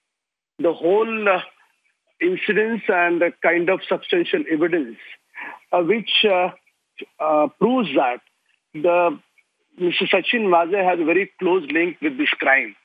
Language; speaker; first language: English; non-native, local second language; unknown